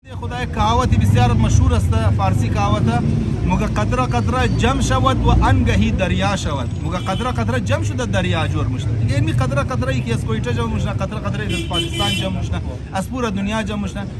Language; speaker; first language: Persian; early bilingual, heritage; Persian